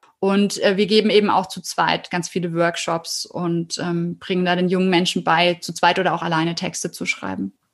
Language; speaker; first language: German; native; German